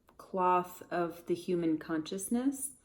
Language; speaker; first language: English; native; English